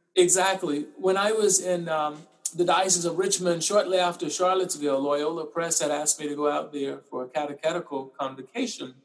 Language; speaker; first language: English; native; English